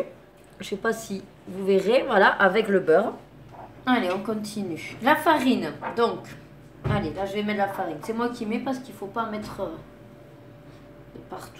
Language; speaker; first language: French; native; French